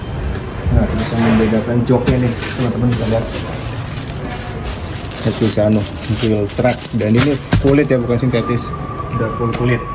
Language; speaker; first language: Indonesian; native; Indonesian